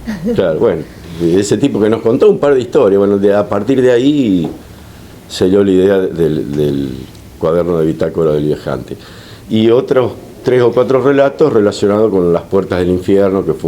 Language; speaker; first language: Spanish; native; Spanish